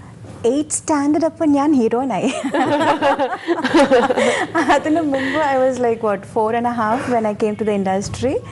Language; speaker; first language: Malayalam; non-native, local second language; Tamil